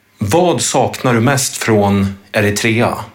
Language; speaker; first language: Swedish; native; Swedish